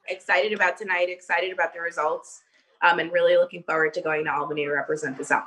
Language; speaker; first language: English; native; English